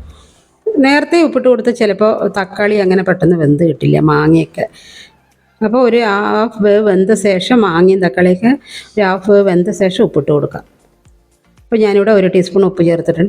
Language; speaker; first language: Malayalam; native; Malayalam